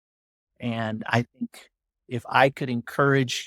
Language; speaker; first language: English; native; English